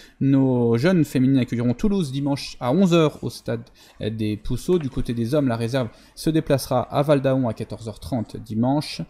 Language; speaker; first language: French; native; French